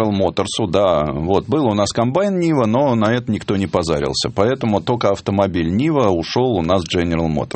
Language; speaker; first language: Russian; native; Russian